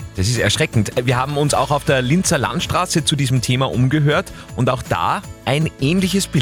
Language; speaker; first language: German; native; German